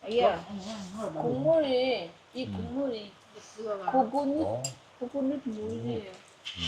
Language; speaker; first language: Korean; non-native, learner; Vietnamese